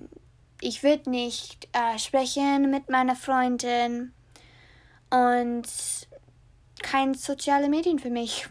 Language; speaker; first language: German; non-native, learner; English